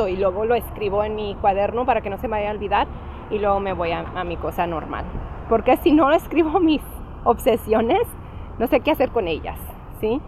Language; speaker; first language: Spanish; early bilingual, heritage; English